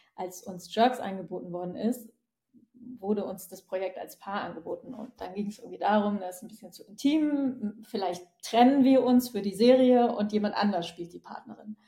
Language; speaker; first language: German; native; German